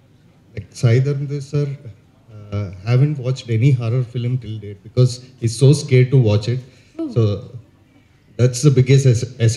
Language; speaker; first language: Tamil; non-native, local second language; Telugu